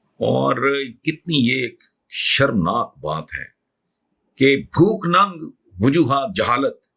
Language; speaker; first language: Urdu; non-native, local second language; Punjabi